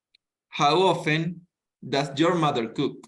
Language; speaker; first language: English; non-native, fluent; Spanish